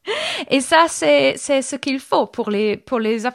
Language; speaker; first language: French; non-native, learner; German